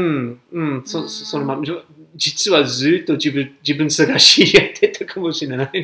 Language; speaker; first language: Japanese; non-native, fluent; English